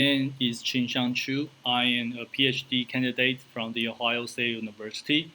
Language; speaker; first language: English; non-native, fluent; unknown